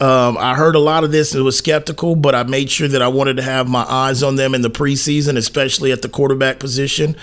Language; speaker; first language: English; native; English